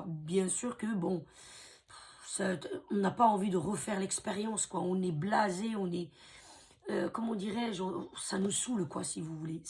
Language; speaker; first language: French; native; French